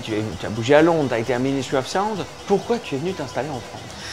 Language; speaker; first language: French; native; French